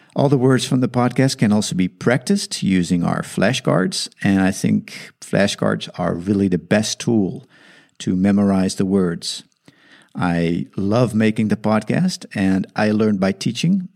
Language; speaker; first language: English; non-native, fluent; Dutch